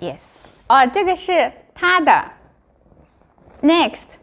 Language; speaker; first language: Chinese; non-native, learner; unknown